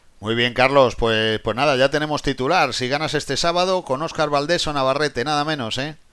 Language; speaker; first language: Spanish; native; Spanish